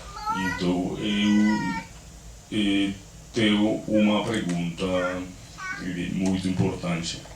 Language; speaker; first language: Portuguese; non-native, learner; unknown